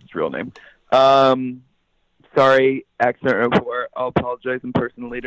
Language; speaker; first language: English; native; English